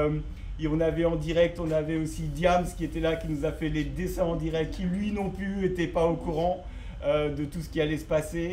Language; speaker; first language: French; native; French